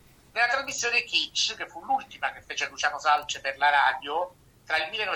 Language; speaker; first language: Italian; native; Italian